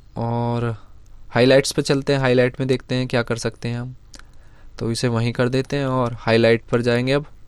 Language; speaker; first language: Hindi; native; Hindi